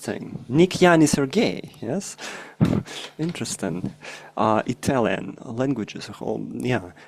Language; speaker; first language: English; non-native, fluent; Russian